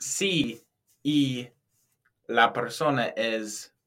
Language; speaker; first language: Spanish; non-native, learner; English